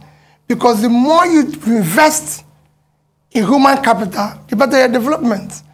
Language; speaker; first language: English; non-native, local second language; Igbo